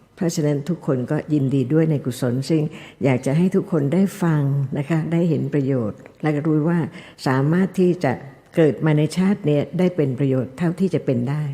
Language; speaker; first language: Thai; native; Thai